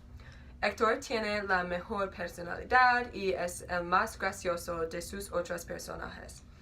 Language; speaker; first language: Spanish; non-native, learner; English